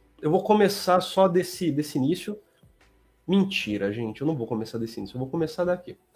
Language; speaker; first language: Portuguese; native; Portuguese